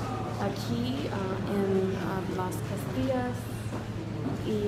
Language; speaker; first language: Spanish; non-native, learner; English